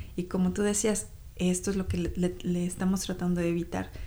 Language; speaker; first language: Spanish; native; Spanish